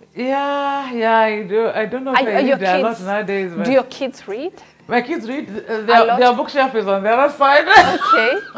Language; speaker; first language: English; non-native, local second language; Luo (Kenya and Tanzania)